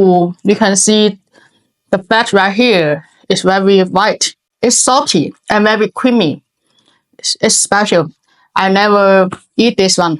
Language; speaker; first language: English; non-native, learner; Chinese